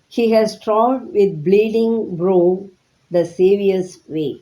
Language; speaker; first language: English; non-native, local second language; Tamil